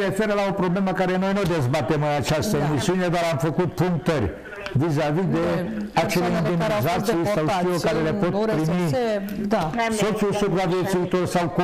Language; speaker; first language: Romanian; native; Romanian